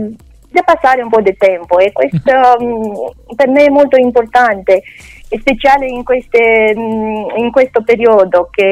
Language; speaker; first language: Italian; non-native, learner; Romanian